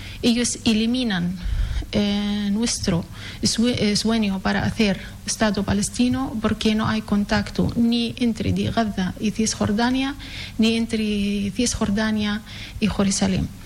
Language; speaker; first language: Spanish; non-native, learner; Arabic